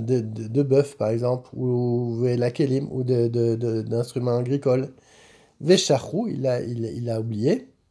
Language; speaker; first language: French; native; French